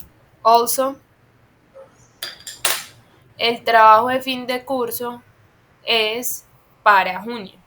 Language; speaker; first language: Spanish; non-native, fluent; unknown